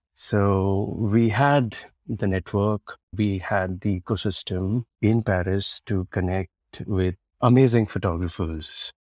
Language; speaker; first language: English; non-native, local second language; Marathi